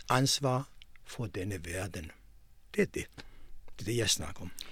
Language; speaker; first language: Danish; non-native, fluent; Hebrew